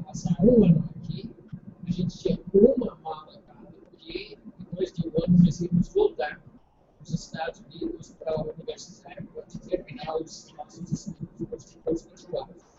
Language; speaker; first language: Portuguese; non-native, fluent; English